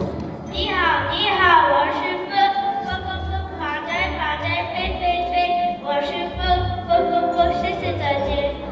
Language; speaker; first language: Chinese; non-native, learner; Mongolian